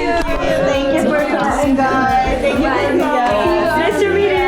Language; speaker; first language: English; non-native, learner; Korean